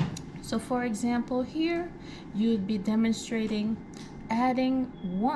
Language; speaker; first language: English; native; English